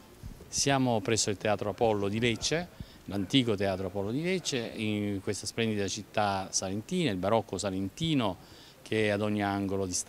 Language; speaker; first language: Italian; native; Italian